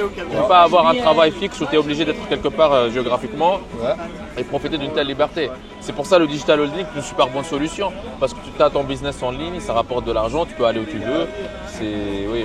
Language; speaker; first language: French; native; French